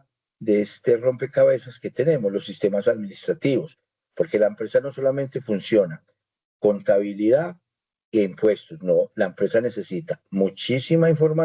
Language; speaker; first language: Spanish; native; Spanish